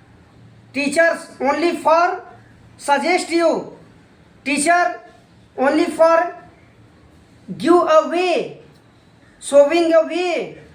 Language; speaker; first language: English; non-native, learner; Hindi